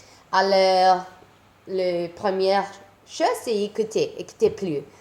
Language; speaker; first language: French; non-native, learner; Spanish